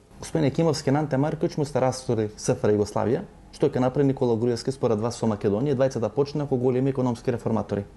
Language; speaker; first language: Macedonian; non-native, local second language; Albanian